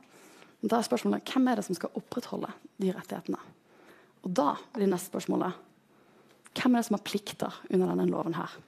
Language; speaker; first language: Norwegian; native; Norwegian